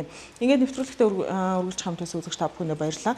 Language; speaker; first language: Mongolian; native; Mongolian